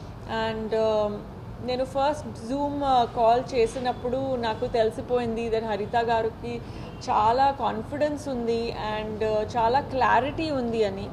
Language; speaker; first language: Telugu; non-native, fluent; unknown